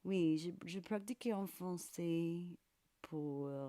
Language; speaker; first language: French; non-native, learner; English